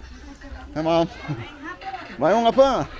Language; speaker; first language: Korean; non-native, learner; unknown